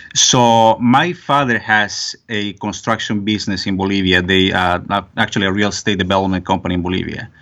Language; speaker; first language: English; non-native, fluent; Spanish